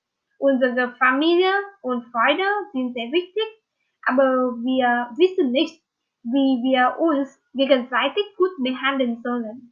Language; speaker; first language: German; non-native, learner; Vietnamese